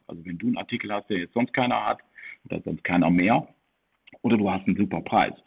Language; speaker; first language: German; early bilingual, heritage; German